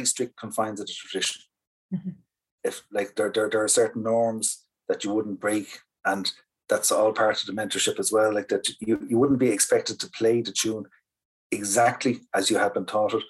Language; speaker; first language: English; native; English